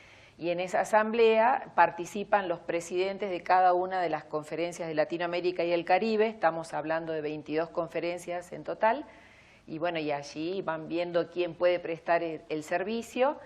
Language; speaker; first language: Spanish; native; Spanish